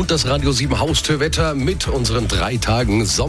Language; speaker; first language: German; native; German